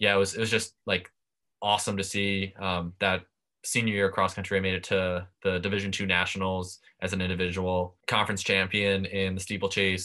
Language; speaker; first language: English; native; English